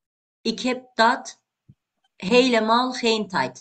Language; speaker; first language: Dutch; non-native, learner; Turkish